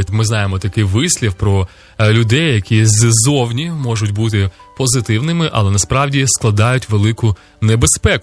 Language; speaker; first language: Ukrainian; native; Ukrainian